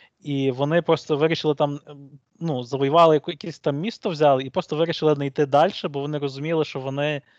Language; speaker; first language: Ukrainian; native; Ukrainian